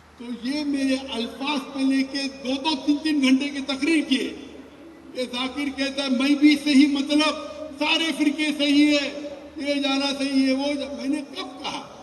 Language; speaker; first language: Urdu; non-native, local second language; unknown